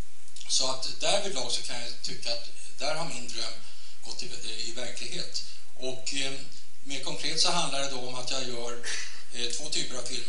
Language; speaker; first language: Swedish; native; Swedish